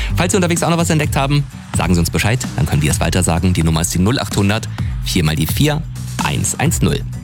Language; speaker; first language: German; native; German